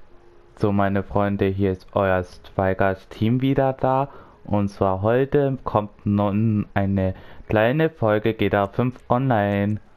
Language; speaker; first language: German; native; German